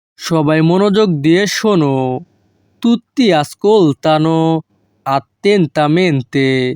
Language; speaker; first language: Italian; non-native, learner; Bangla